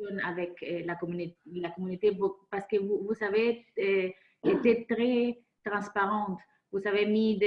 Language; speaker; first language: French; non-native, fluent; Spanish